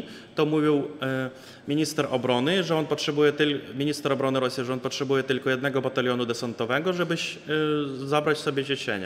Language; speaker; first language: Polish; non-native, fluent; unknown